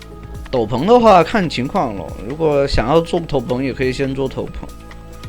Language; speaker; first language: Chinese; native; Chinese